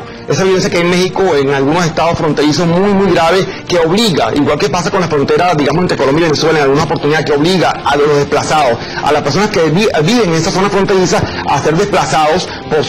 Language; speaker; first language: Spanish; native; Spanish